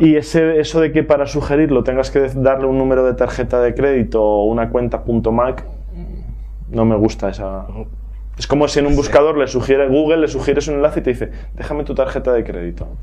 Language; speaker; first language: Spanish; native; Spanish